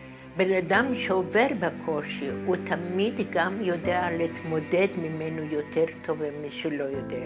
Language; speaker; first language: Hebrew; non-native, fluent; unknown